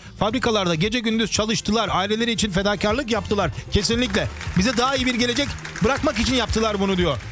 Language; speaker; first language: Turkish; early bilingual, heritage; Turkish